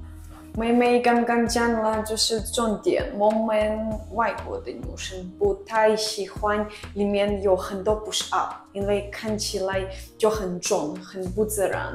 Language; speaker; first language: Chinese; non-native, fluent; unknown